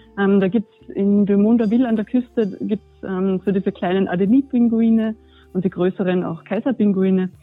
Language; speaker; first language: German; native; German